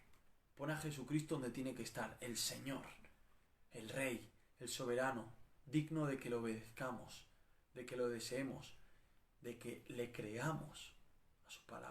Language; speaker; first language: Spanish; native; Spanish